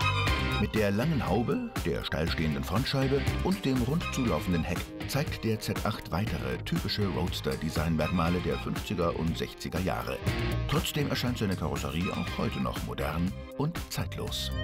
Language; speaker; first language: German; native; German